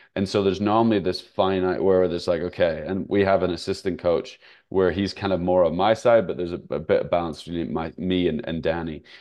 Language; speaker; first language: English; native; English